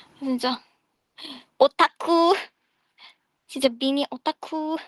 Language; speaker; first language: Korean; non-native, fluent; Japanese